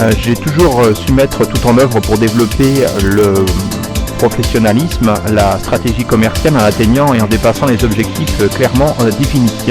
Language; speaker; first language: French; native; French